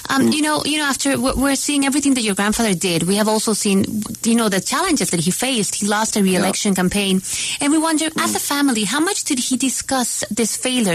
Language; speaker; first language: English; non-native, fluent; Spanish